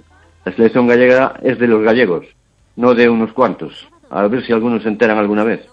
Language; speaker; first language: Spanish; native; Spanish